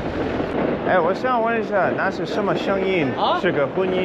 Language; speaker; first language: Chinese; non-native, learner; English